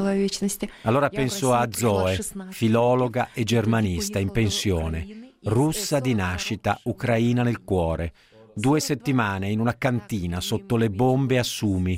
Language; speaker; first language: Italian; native; Italian